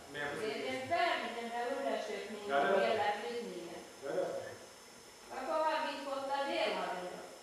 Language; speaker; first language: Swedish; native; Swedish